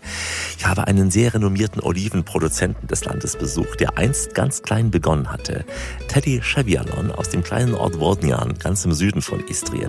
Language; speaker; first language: German; native; German